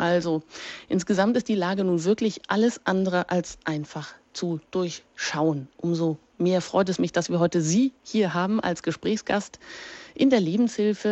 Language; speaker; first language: German; native; German